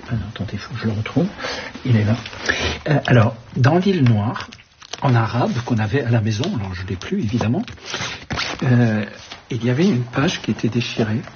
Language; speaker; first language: French; early bilingual, other home language; Arabic